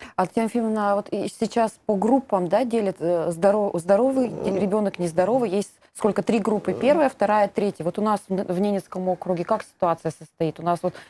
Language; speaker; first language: Russian; native; Russian